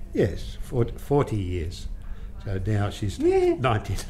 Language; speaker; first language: English; early bilingual, other home language; Ukrainian